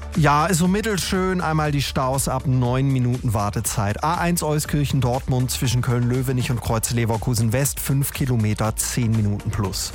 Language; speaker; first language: German; native; German